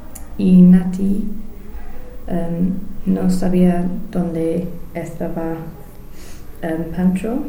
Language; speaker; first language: Spanish; non-native, learner; English